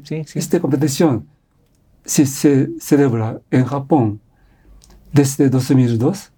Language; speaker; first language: Spanish; non-native, fluent; Japanese